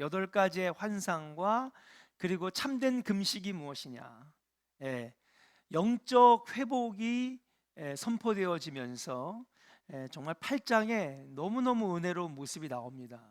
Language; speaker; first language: Korean; native; Korean